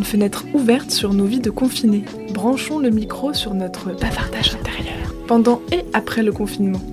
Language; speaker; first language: French; native; French